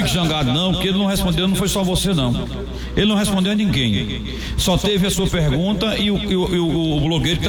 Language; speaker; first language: Portuguese; native; Portuguese